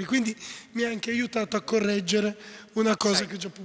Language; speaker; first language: Italian; native; Italian